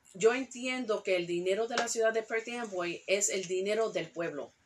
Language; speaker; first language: Spanish; early bilingual, heritage; Spanish